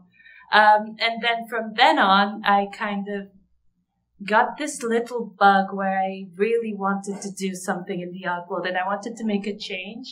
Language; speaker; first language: English; non-native, fluent; Portuguese